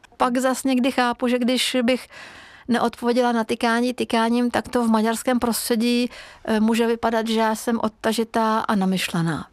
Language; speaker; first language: Czech; non-native, fluent; Hungarian